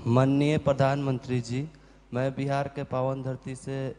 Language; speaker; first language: Hindi; native; Hindi